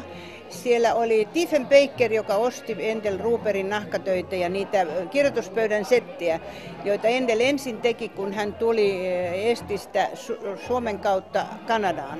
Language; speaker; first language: Finnish; non-native, fluent; Estonian